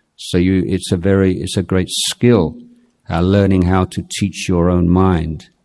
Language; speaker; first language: English; native; English